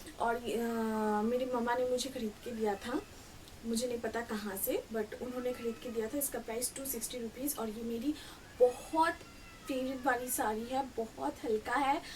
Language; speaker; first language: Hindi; non-native, local second language; Bangla